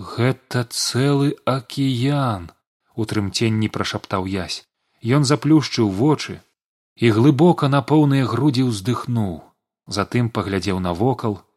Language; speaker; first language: Belarusian; native; Belarusian